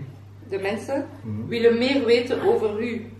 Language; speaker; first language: Dutch; non-native, local second language; French